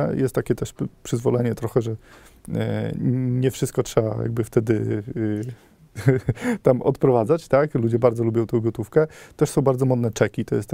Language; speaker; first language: Polish; native; Polish